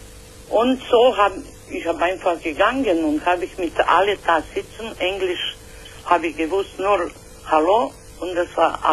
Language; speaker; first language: German; non-native, learner; Croatian